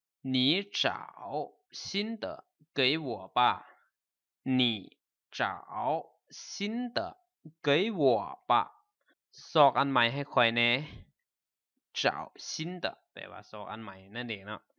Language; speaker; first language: Chinese; non-native, fluent; Lao